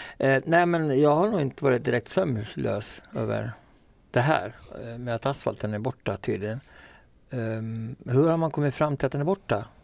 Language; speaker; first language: Swedish; native; Swedish